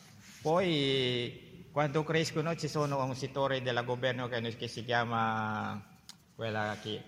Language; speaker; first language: Italian; non-native, fluent; Filipino